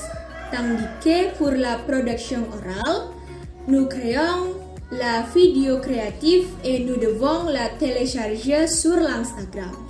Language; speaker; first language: French; non-native, learner; Indonesian